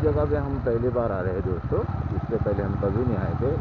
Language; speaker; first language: Hindi; non-native, local second language; Marathi